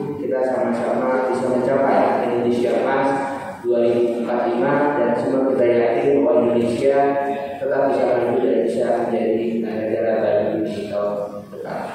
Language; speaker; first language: Indonesian; native; Indonesian